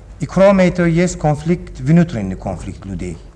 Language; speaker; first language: Russian; non-native, learner; Turkish